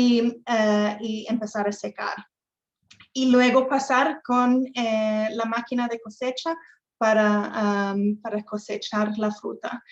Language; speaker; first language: Spanish; non-native, fluent; English